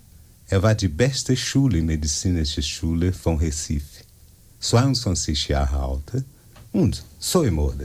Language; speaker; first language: German; non-native, learner; Portuguese